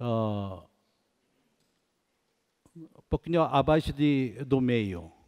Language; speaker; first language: Portuguese; non-native, fluent; Korean